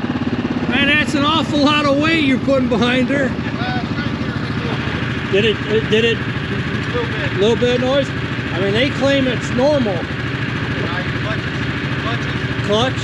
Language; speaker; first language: English; native; English